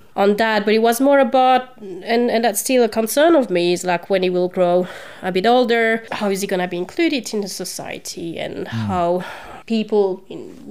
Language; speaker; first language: English; non-native, fluent; French